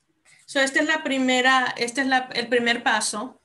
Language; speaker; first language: Spanish; early bilingual, heritage; Spanish